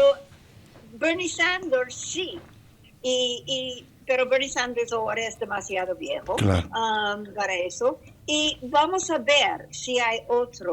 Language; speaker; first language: Spanish; non-native, learner; English